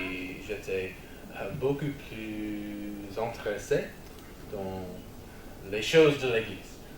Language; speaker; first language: French; non-native, learner; English